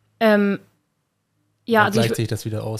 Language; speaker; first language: German; native; German